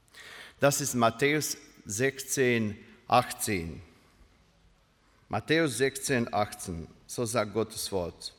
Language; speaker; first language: German; non-native, learner; Croatian